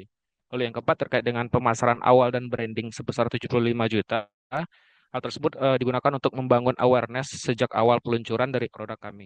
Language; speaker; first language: Indonesian; native; Indonesian